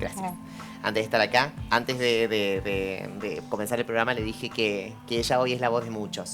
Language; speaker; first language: Spanish; native; Spanish